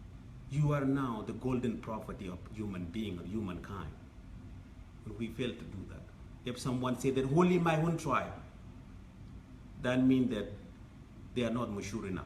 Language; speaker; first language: English; non-native, fluent; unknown